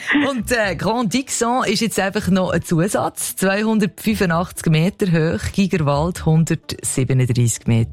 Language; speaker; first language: German; native; German